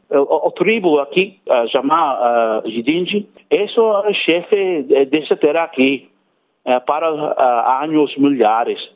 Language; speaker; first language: Portuguese; non-native, learner; English